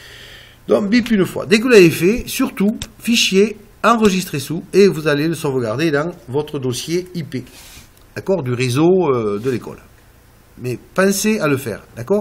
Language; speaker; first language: French; native; French